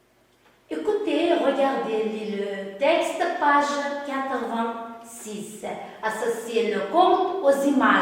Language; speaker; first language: French; non-native, fluent; Uzbek